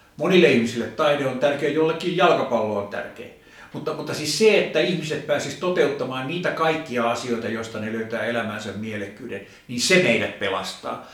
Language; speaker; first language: Finnish; native; Finnish